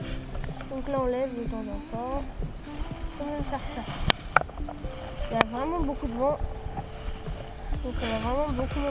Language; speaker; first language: French; native; French